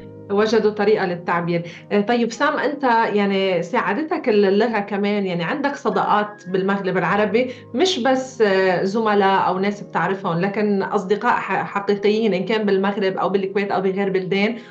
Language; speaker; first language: Arabic; native; Arabic